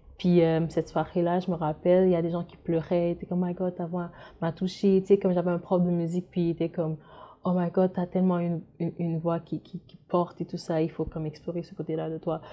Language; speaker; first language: French; non-native, local second language; Haitian Creole